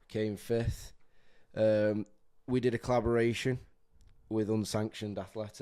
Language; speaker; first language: English; native; English